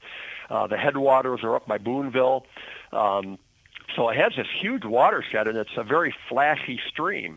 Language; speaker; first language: English; native; English